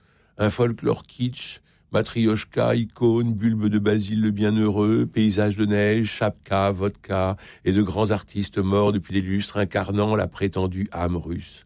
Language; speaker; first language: French; native; French